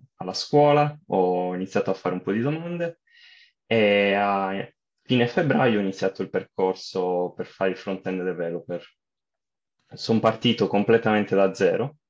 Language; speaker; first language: Italian; native; Italian